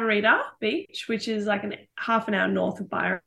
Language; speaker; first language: English; native; English